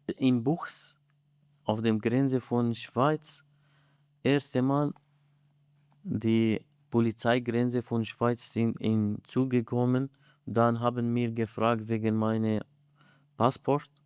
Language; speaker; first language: German; non-native, learner; Arabic